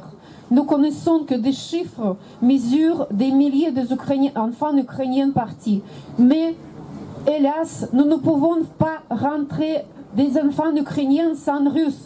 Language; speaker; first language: French; non-native, fluent; Russian